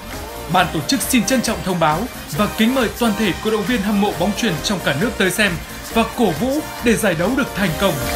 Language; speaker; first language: Vietnamese; native; Vietnamese